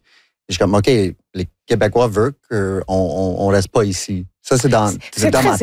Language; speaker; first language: French; non-native, local second language; English